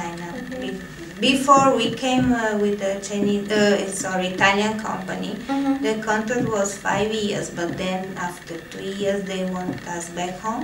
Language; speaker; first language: English; non-native, fluent; Italian